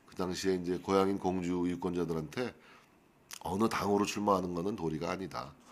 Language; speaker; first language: Korean; native; Korean